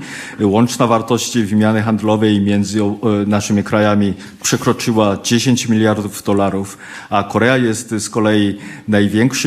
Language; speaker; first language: Polish; non-native, fluent; Korean